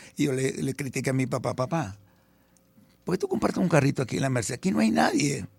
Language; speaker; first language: Spanish; early bilingual, other home language; Italian